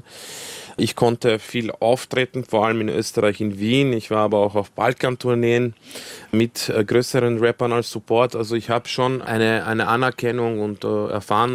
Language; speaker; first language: German; early bilingual, other home language; Croatian